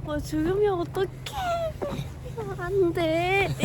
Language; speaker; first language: Korean; non-native, fluent; Japanese